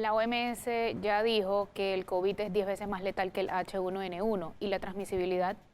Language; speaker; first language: Spanish; native; Spanish